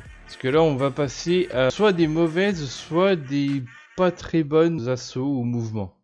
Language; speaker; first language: French; native; French